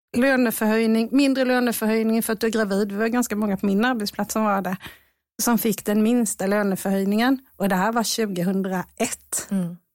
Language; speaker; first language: Swedish; native; Swedish